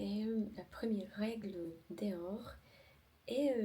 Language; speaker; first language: French; non-native, learner; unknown